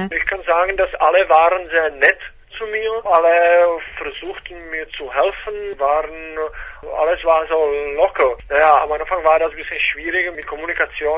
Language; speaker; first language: German; non-native, fluent; Czech